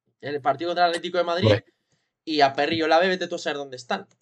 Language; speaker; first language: Spanish; native; Spanish